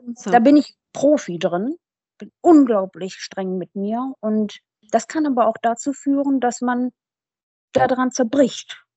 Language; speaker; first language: German; early bilingual, other home language; Persian